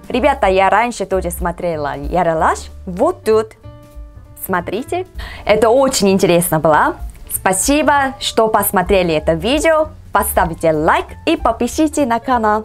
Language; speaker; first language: Russian; non-native, learner; Korean